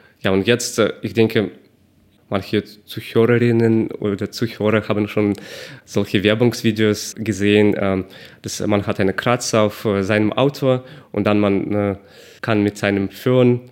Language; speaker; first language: German; non-native, fluent; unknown